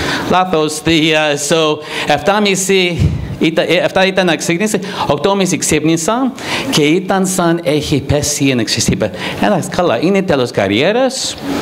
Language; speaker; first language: Greek; non-native, fluent; English